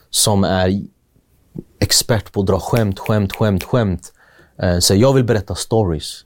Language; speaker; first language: Swedish; early bilingual, other home language; Kurdish